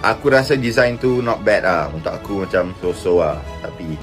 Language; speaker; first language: Malay; native; Malay